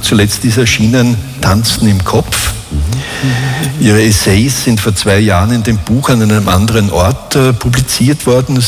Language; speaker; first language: German; native; German